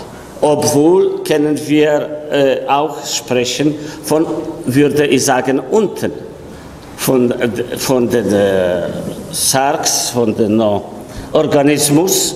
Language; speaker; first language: German; non-native, fluent; Polish